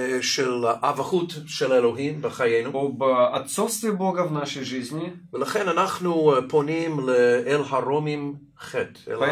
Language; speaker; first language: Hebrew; non-native, fluent; Russian